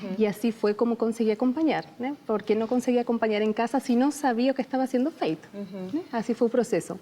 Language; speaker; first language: Portuguese; non-native, fluent; Spanish